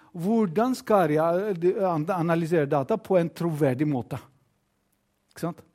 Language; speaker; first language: Norwegian; non-native, fluent; Greek